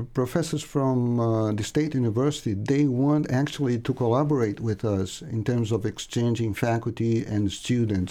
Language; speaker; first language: English; non-native, fluent; Portuguese